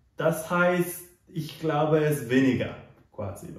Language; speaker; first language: German; non-native, fluent; Spanish